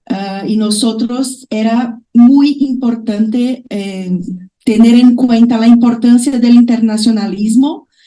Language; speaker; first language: Spanish; non-native, fluent; Portuguese